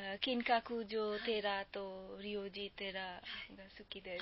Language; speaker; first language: Japanese; non-native, learner; Bangla